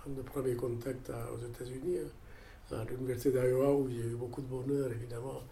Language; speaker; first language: French; non-native, fluent; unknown